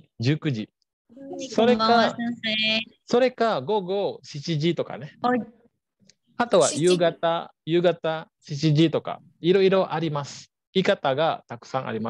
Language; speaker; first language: Japanese; non-native, fluent; Indonesian